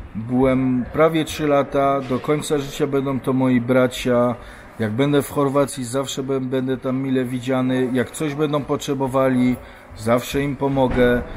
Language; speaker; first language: Polish; non-native, fluent; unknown